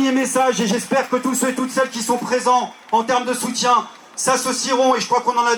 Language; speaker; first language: French; native; French